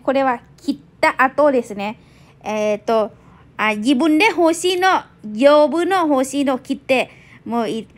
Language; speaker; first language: Japanese; non-native, learner; Thai